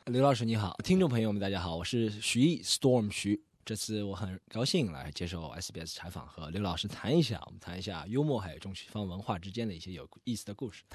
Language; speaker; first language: Chinese; native; Chinese